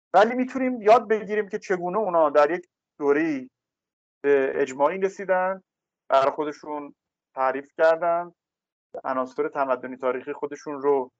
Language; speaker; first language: Persian; native; Persian